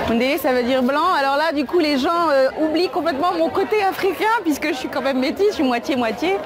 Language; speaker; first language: French; native; French